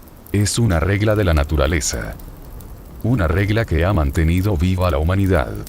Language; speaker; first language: Spanish; native; Spanish